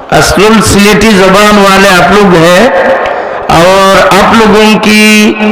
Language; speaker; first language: Urdu; non-native, local second language; Sylheti